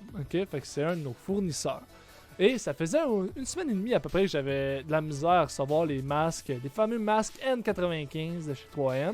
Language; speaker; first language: French; native; French